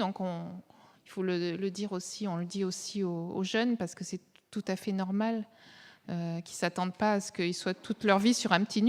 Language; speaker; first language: French; native; French